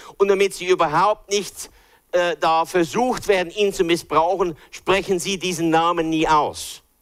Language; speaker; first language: German; early bilingual, other home language; English